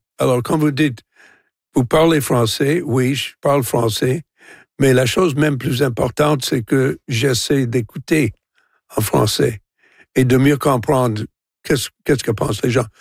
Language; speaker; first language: French; non-native, local second language; English